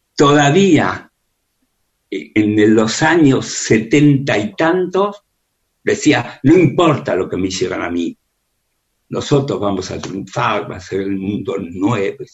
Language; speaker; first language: Spanish; early bilingual, other home language; Russian